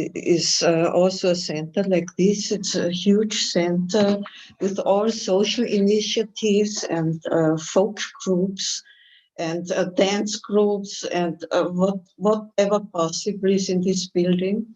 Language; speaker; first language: English; non-native, fluent; German